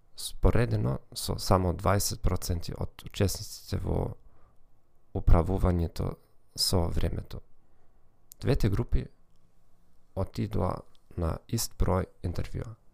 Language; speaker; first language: Macedonian; non-native, learner; German